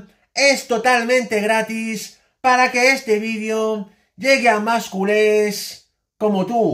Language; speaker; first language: Spanish; native; Spanish